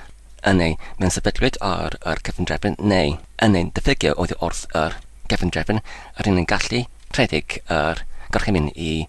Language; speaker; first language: Welsh; non-native, learner; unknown